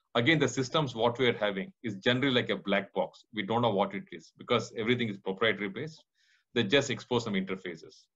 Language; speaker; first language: English; non-native, local second language; Kannada